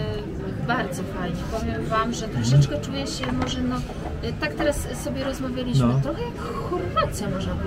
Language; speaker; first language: Polish; native; Polish